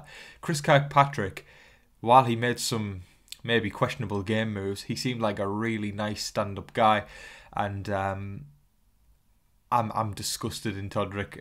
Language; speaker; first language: English; native; English